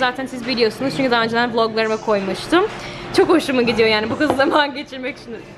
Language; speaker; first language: Turkish; early bilingual, heritage; Turkish